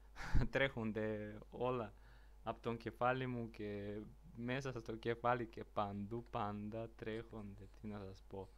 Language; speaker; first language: Greek; non-native, learner; Bulgarian